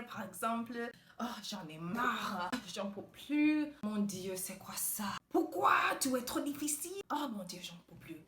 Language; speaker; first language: French; non-native, learner; English